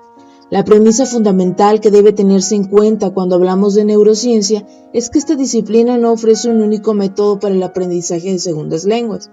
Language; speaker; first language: Spanish; native; Spanish